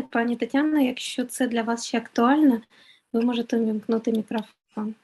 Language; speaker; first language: Ukrainian; native; Ukrainian